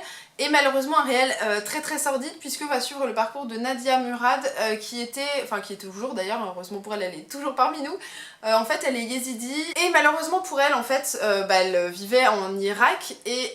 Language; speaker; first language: French; native; French